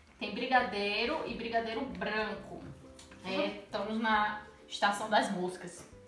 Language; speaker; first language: Portuguese; native; Portuguese